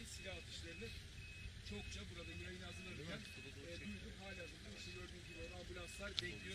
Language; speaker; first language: Turkish; native; Turkish